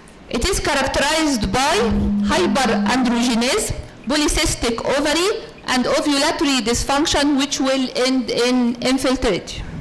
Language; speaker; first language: English; non-native, fluent; Arabic